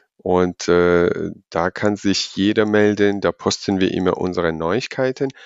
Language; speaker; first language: German; non-native, fluent; Georgian